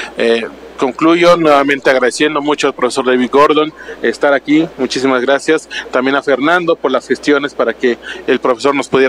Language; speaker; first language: Spanish; native; Spanish